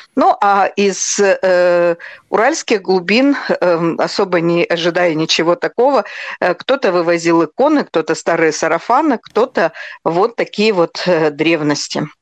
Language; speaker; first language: Russian; native; Russian